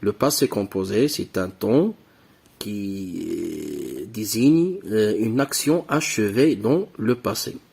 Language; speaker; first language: French; non-native, local second language; Arabic